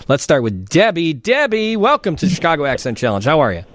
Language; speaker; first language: English; native; English